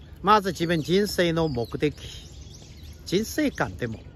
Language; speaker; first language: Japanese; non-native, fluent; Chinese